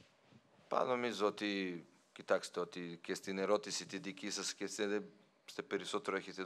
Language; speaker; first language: Greek; non-native, fluent; Serbian